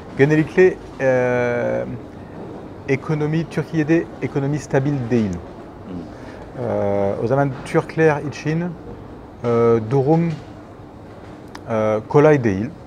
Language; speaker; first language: Turkish; non-native, learner; French